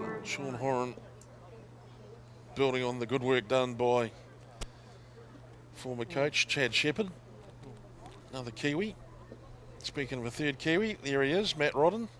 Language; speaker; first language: English; native; English